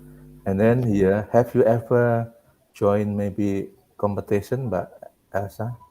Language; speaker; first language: English; non-native, learner; Indonesian